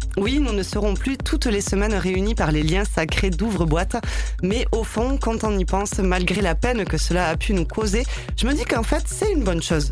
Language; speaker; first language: French; native; French